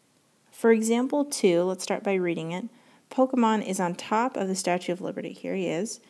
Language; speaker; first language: English; native; English